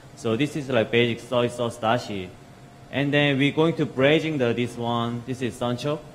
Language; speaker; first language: English; non-native, learner; Korean